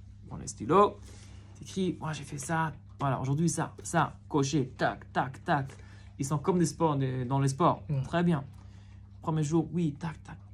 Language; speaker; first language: French; non-native, fluent; Hebrew